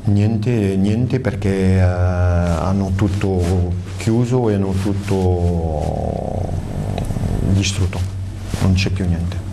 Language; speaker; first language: Italian; early bilingual, heritage; French